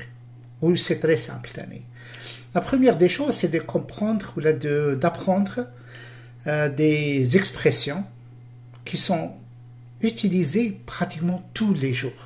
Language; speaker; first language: French; non-native, local second language; Arabic